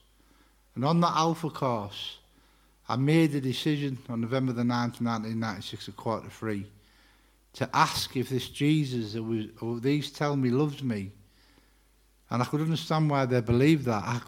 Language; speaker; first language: English; native; English